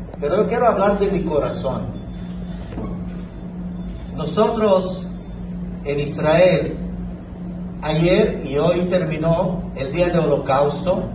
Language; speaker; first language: Spanish; non-native, fluent; Hebrew